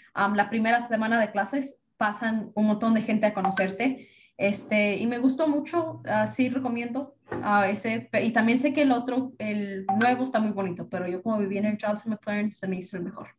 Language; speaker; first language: Spanish; early bilingual, heritage; Spanish